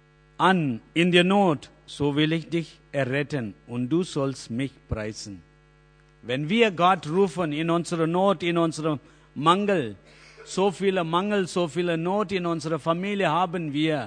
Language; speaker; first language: German; non-native, learner; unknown